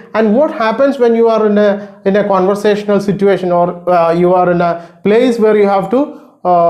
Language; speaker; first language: English; non-native, local second language; Malayalam